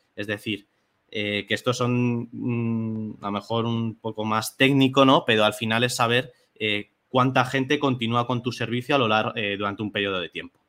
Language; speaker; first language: Spanish; native; Spanish